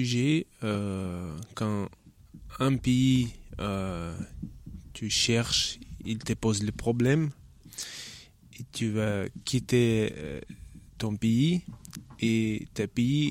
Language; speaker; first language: French; non-native, learner; Chechen